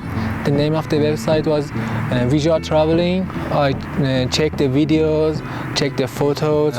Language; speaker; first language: English; non-native, learner; Persian